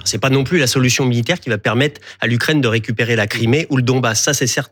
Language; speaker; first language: French; native; French